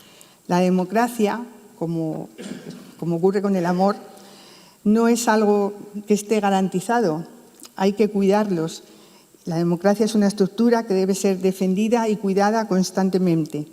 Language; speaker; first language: Spanish; native; Spanish